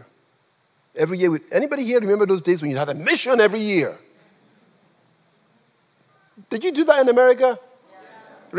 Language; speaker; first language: English; non-native, local second language; Yoruba